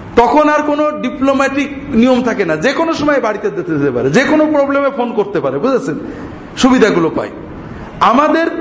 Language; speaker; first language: Bangla; native; Bangla